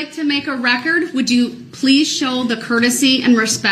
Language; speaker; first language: English; native; English